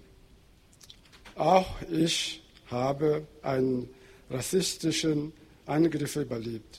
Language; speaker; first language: German; non-native, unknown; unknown